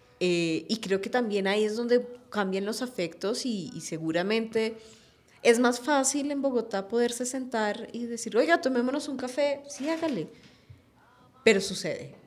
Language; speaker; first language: Spanish; native; Spanish